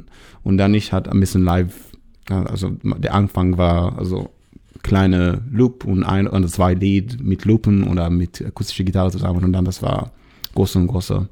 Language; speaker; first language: German; non-native, learner; Hebrew